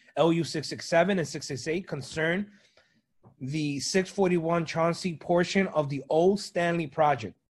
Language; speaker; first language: English; native; English